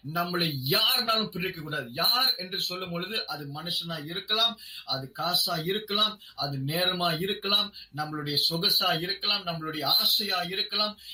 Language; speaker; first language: Tamil; non-native, local second language; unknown